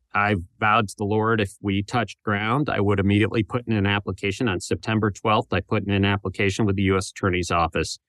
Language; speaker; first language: English; native; English